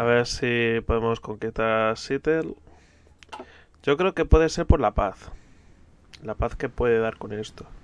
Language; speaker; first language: Spanish; native; Spanish